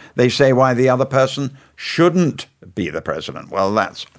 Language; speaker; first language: English; native; English